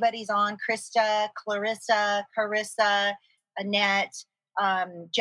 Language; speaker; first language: English; native; English